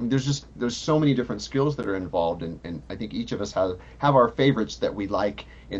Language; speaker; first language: English; native; English